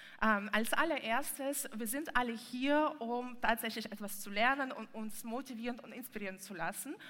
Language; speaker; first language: German; non-native, fluent; Russian